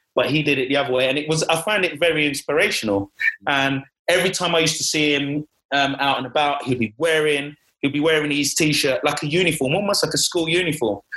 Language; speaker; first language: English; native; English